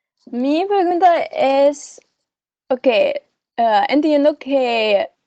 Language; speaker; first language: Spanish; non-native, learner; English